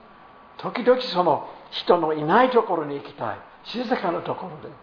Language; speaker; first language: Japanese; non-native, fluent; English